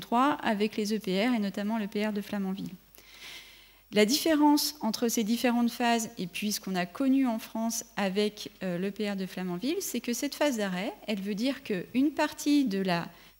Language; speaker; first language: French; native; French